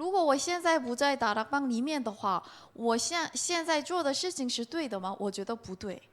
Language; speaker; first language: Chinese; non-native, learner; Korean